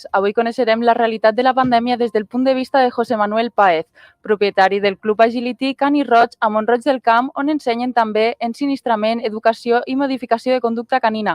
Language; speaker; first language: Catalan; native; Catalan